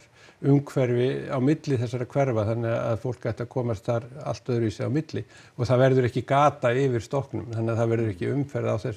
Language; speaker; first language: Icelandic; native; Icelandic